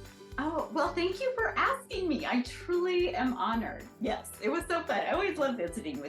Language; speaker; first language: English; native; English